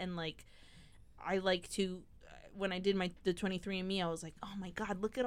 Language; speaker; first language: English; native; English